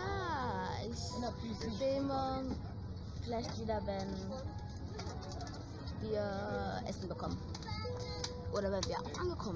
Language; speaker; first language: German; early bilingual, other home language; French